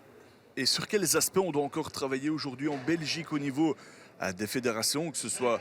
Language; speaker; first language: French; native; French